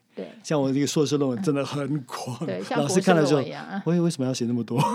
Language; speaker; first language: Chinese; non-native, fluent; English